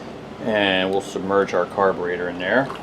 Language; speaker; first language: English; native; English